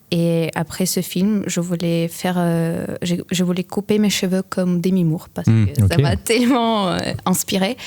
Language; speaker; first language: French; non-native, fluent; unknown